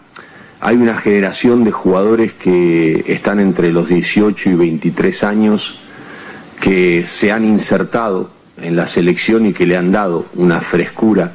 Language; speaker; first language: Spanish; native; Spanish